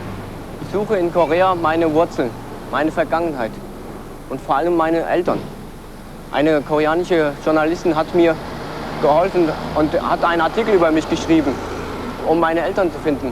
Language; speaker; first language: German; early bilingual, other home language; Korean